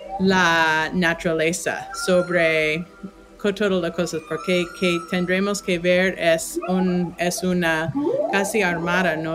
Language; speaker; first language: Spanish; non-native, fluent; English